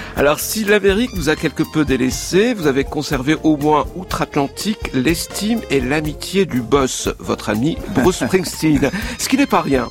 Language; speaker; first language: French; native; French